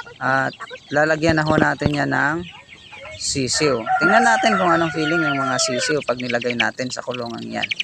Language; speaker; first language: Filipino; non-native, local second language; Cebuano